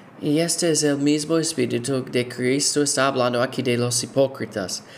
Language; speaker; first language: Spanish; non-native, fluent; English